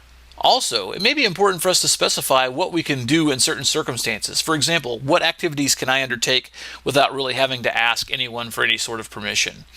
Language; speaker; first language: English; native; English